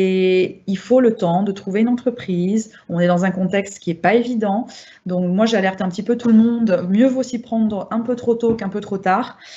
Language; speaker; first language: French; native; French